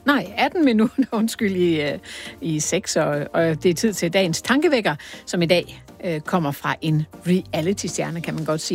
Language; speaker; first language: Danish; native; Danish